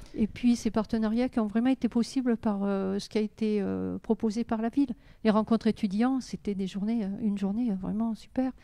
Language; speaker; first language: French; native; French